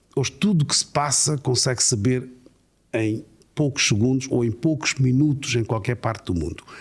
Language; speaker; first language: Portuguese; native; Portuguese